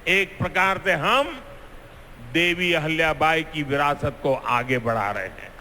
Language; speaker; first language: Hindi; native; Hindi